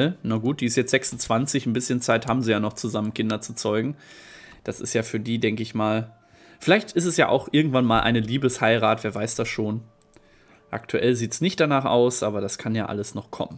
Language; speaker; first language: German; native; German